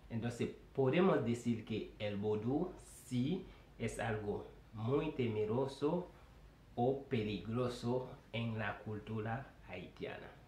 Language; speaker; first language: Spanish; non-native, fluent; Haitian Creole